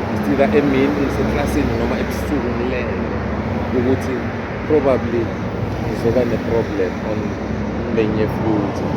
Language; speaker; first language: Zulu; native; Zulu